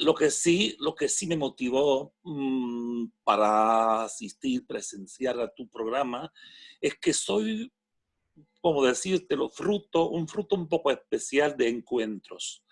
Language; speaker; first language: Spanish; non-native, fluent; French